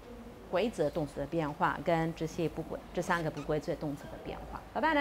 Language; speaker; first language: Chinese; non-native, fluent; Italian